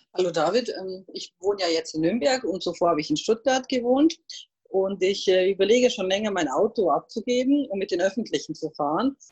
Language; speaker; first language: German; non-native, fluent; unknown